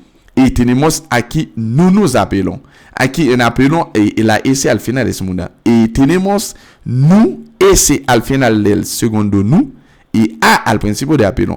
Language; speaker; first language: Spanish; non-native, fluent; French